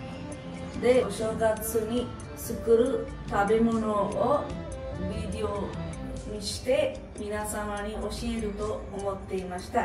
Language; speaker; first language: Japanese; non-native, learner; Sinhala